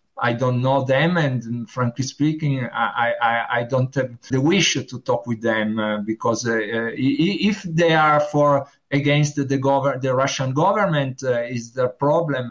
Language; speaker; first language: English; non-native, learner; Italian